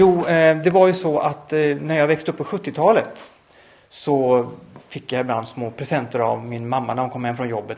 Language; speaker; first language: Swedish; native; Swedish